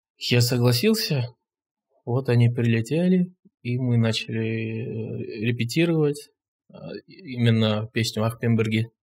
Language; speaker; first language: Russian; non-native, local second language; Kazakh